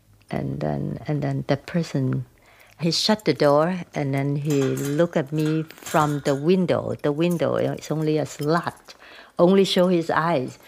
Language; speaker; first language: English; non-native, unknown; Vietnamese